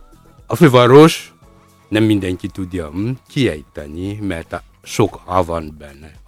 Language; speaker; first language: Hungarian; non-native, fluent; Malagasy